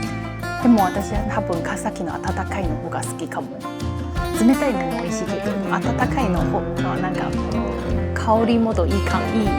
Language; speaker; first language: Japanese; non-native, fluent; Chinese